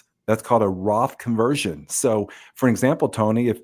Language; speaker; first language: English; native; English